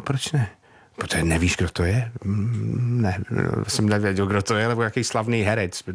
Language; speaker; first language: Czech; non-native, fluent; English